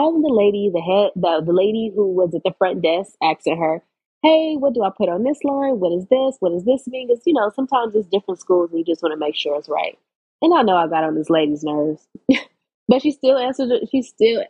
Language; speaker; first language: English; native; English